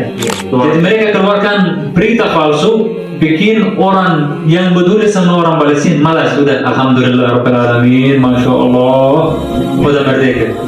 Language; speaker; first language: Indonesian; non-native, fluent; Arabic